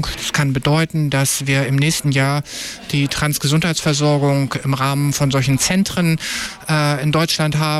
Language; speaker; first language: German; native; German